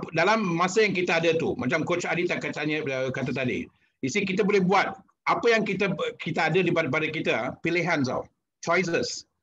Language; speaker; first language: Malay; non-native, local second language; Tamil